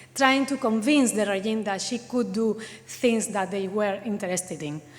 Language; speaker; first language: English; non-native, fluent; Spanish